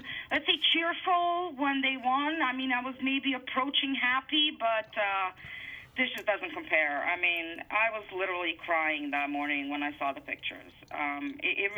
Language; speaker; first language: English; non-native, fluent; Bosnian